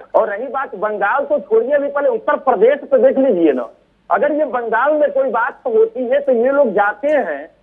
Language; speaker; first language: Hindi; native; Hindi